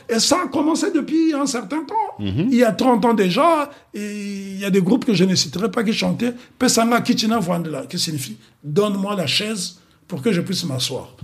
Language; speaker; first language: French; non-native, local second language; Kongo